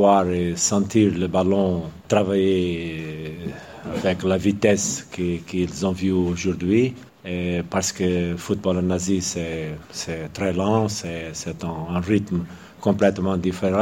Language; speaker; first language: French; non-native, fluent; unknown